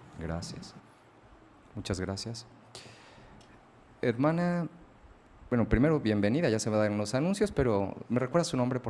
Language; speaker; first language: Spanish; native; Spanish